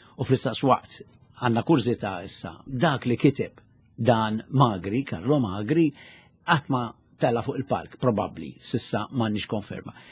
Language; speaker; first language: Maltese; native; Maltese